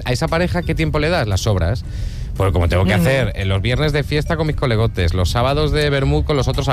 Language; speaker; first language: Spanish; native; Spanish